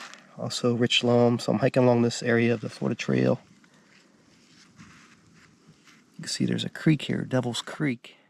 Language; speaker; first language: English; native; English